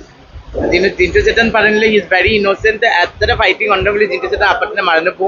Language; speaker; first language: Malayalam; non-native, local second language; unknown